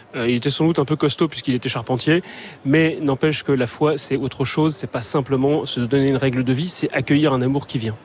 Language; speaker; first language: French; native; French